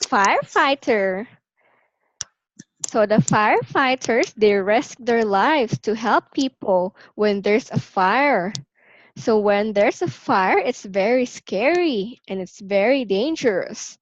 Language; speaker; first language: English; non-native, local second language; Filipino